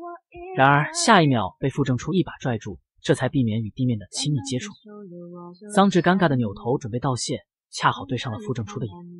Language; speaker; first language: Chinese; native; Chinese